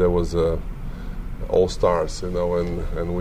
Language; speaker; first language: English; non-native, learner; Lithuanian